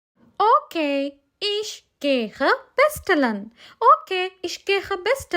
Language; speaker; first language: German; non-native, learner; Sinhala